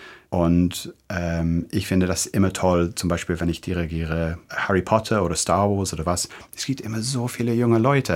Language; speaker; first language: German; non-native, fluent; English